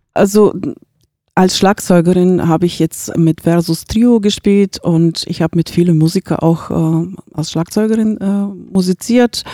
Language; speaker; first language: German; non-native, fluent; Bulgarian